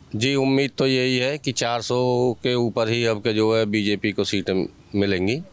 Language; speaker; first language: Hindi; native; Hindi